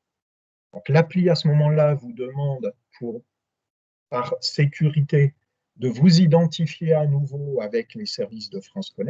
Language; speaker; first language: French; native; French